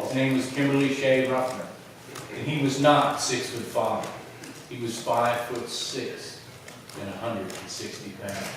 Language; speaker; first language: English; native; English